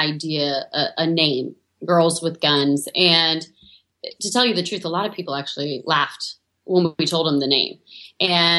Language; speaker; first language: English; native; English